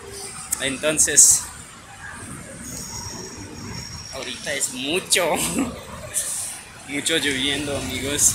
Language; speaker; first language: Spanish; non-native, learner; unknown